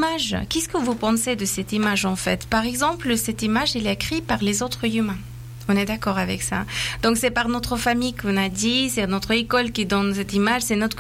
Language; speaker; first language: French; non-native, fluent; Persian